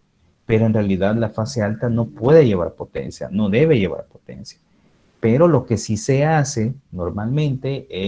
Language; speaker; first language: Spanish; native; Spanish